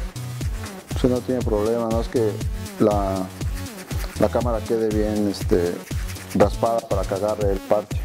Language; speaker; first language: Spanish; native; Spanish